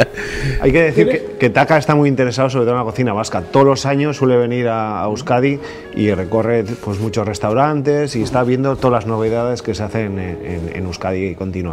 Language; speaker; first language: Spanish; native; Spanish